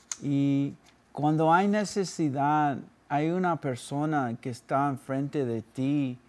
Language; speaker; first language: Spanish; early bilingual, heritage; Spanish